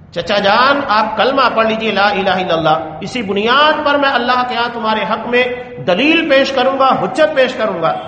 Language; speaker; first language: Urdu; native; Urdu